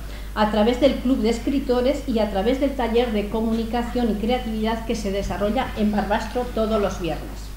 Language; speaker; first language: Spanish; native; Spanish